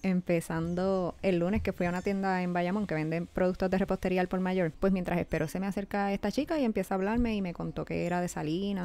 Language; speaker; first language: Spanish; native; Spanish